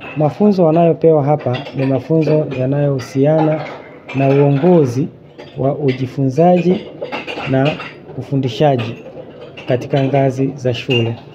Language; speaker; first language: Swahili; native; Swahili